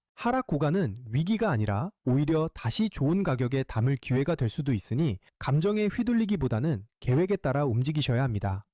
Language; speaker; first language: Korean; native; Korean